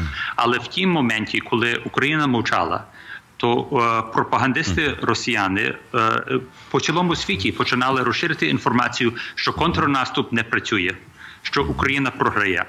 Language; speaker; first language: Ukrainian; early bilingual, heritage; Ukrainian